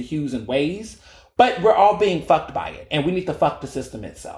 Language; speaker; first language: English; native; English